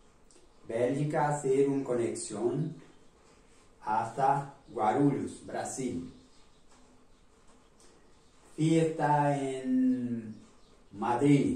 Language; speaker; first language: Spanish; non-native, learner; Portuguese